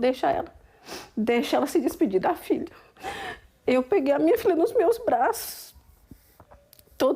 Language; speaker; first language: Portuguese; native; Portuguese